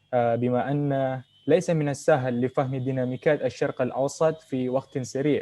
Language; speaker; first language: Arabic; non-native, fluent; Indonesian